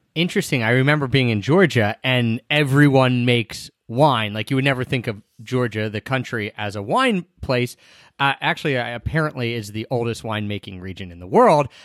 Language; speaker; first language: English; native; English